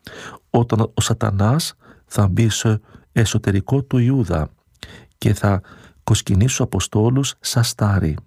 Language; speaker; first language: Greek; native; Greek